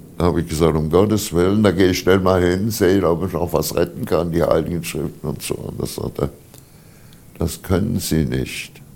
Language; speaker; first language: German; native; German